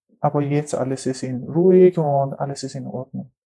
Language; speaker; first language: German; non-native, learner; Persian